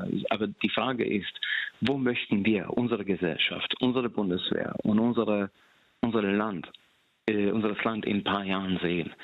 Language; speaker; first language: German; non-native, fluent; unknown